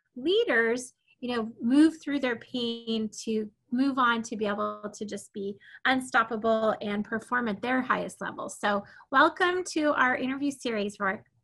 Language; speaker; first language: English; native; English